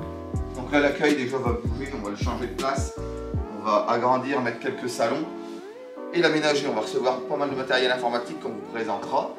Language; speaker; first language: French; native; French